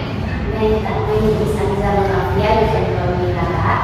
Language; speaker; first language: English; non-native, learner; Indonesian